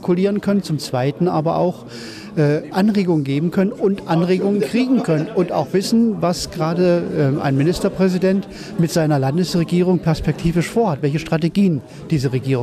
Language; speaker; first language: German; native; German